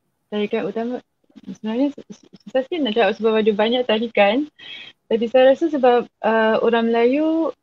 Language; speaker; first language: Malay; non-native, fluent; French